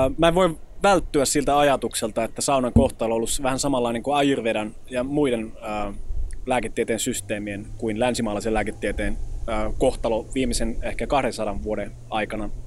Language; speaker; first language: Finnish; early bilingual, other home language; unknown